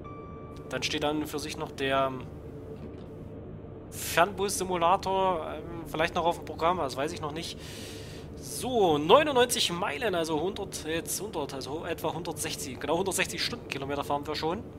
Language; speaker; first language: German; native; German